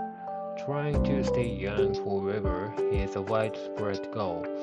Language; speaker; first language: English; non-native, learner; Japanese